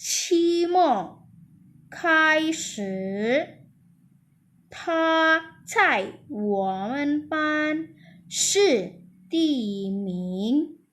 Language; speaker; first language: Chinese; non-native, fluent; Indonesian